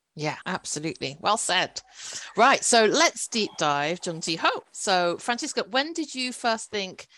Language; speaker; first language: English; native; English